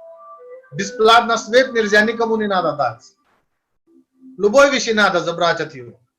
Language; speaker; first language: Russian; non-native, learner; Hindi